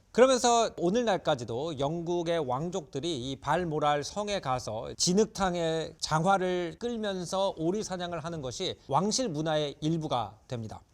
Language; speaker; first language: Korean; native; Korean